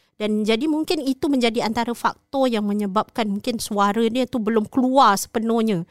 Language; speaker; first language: Malay; native; Malay